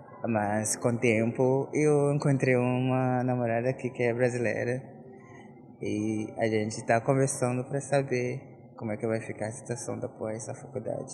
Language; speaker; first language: Portuguese; non-native, fluent; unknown